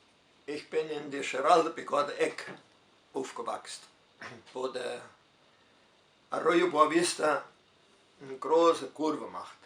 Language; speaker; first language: German; early bilingual, heritage; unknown